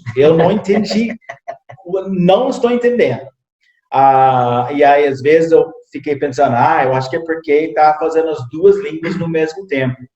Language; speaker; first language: Portuguese; non-native, fluent; English